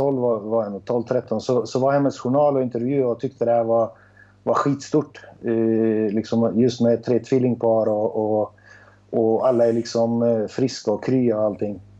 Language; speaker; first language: Swedish; early bilingual, other home language; Albanian